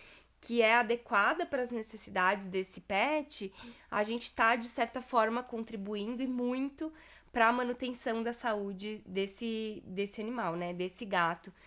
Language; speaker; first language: Portuguese; native; Portuguese